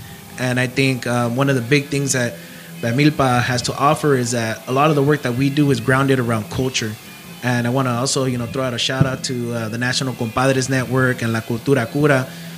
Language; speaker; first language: English; native; English